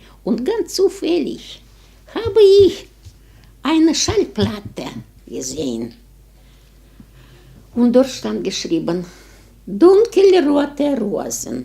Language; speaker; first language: German; non-native, learner; Ukrainian